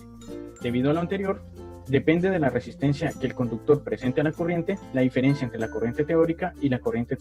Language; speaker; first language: Spanish; native; Spanish